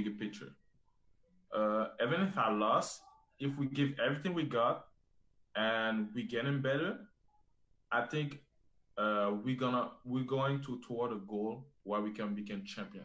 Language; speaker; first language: English; non-native, fluent; French